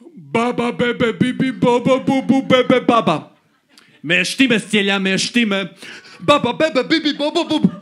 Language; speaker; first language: German; non-native, fluent; Croatian